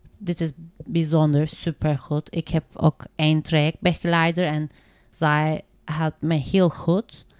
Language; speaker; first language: Dutch; non-native, learner; Turkish